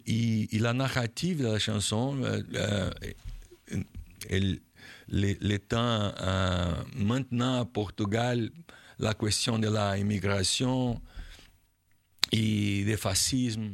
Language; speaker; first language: French; non-native, learner; Portuguese